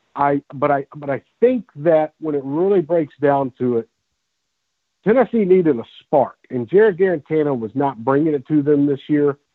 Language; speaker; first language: English; native; English